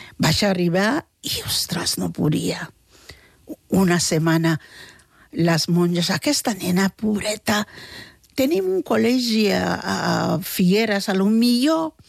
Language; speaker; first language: Catalan; early bilingual, other home language; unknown